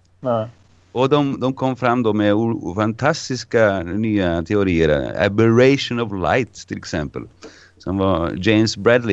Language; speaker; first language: Swedish; non-native, fluent; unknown